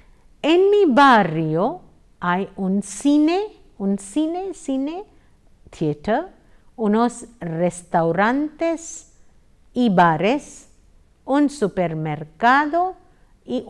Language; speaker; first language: Spanish; non-native, fluent; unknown